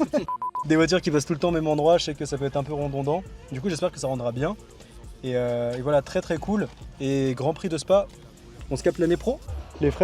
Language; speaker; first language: French; native; French